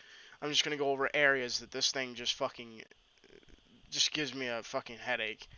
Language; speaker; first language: English; native; English